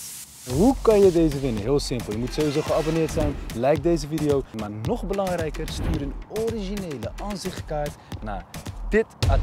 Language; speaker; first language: Dutch; native; Dutch